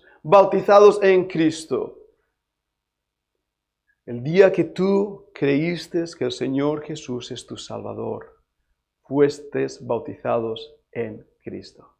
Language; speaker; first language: Spanish; native; Spanish